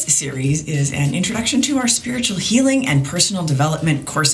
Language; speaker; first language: English; native; English